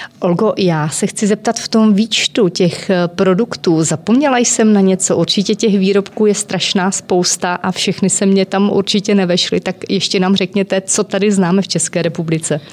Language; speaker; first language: Czech; native; Czech